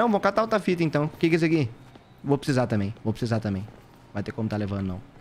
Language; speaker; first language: Portuguese; native; Portuguese